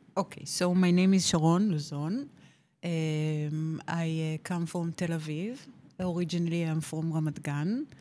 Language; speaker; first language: English; non-native, fluent; Hebrew